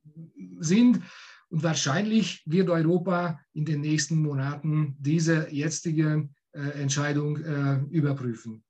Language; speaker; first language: German; non-native, fluent; Hungarian